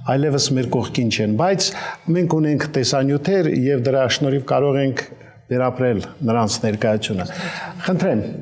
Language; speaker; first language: Armenian; native; Armenian